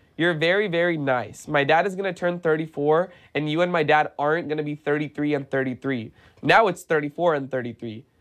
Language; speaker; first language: English; native; English